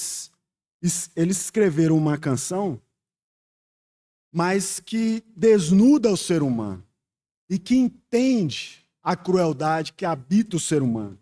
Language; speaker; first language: Portuguese; native; Portuguese